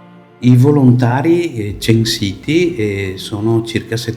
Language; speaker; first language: Italian; native; Italian